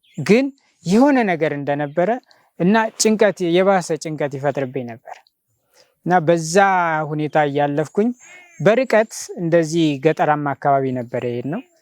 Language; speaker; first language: Amharic; early bilingual, heritage; Italian